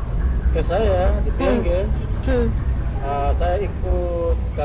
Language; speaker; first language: Indonesian; non-native, learner; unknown